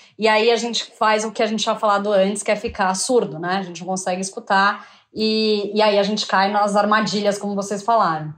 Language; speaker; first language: Portuguese; native; Portuguese